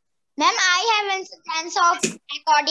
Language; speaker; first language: English; non-native, learner; Hindi